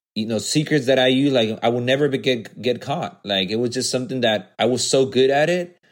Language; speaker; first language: English; early bilingual, other home language; Spanish